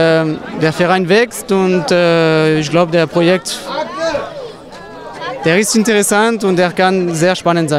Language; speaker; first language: German; non-native, local second language; French